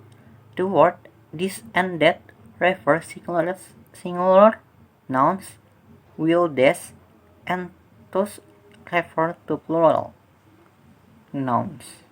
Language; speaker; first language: English; non-native, learner; Indonesian